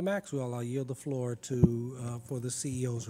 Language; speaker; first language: English; native; English